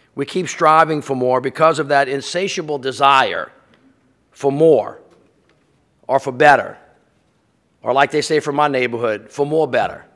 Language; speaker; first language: English; native; English